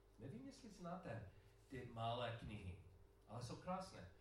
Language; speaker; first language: Czech; non-native, learner; English